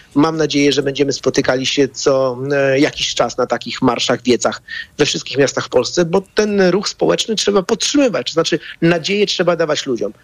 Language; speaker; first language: Polish; native; Polish